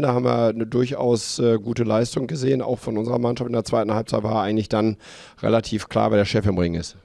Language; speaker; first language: German; native; German